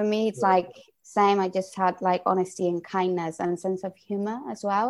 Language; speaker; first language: English; non-native, fluent; Spanish